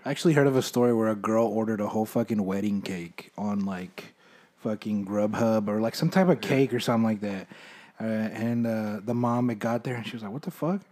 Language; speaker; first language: English; early bilingual, other home language; Spanish